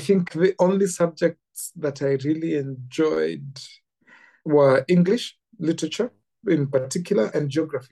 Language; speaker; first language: English; non-native, local second language; Kikuyu